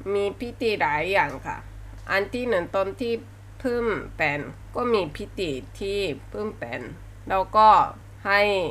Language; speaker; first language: Thai; non-native, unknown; Japanese